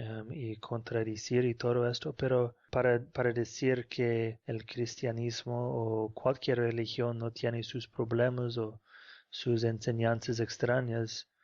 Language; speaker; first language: Spanish; non-native, fluent; English